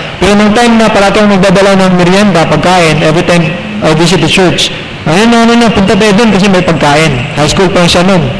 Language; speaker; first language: Filipino; non-native, local second language; Cebuano